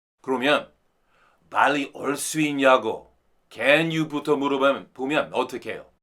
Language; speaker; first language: Korean; non-native, fluent; English